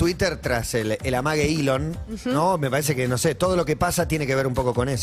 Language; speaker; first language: Spanish; native; Spanish